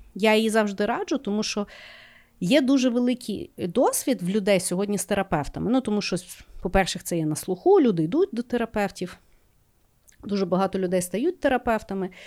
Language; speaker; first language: Ukrainian; native; Ukrainian